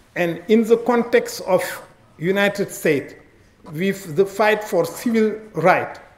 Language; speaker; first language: English; non-native, fluent; Wolof